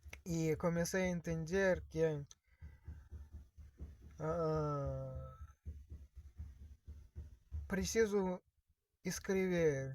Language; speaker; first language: Portuguese; non-native, fluent; Russian